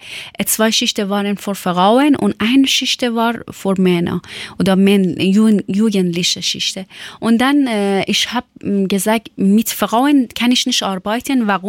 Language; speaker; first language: German; non-native, learner; Persian